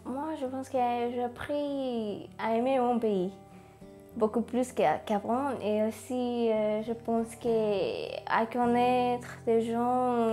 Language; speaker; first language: French; non-native, learner; Spanish